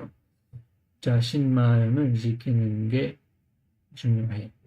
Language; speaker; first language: Korean; non-native, learner; English